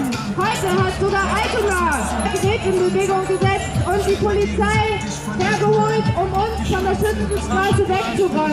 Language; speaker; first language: German; native; German